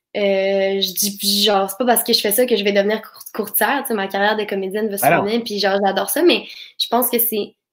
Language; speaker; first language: French; native; French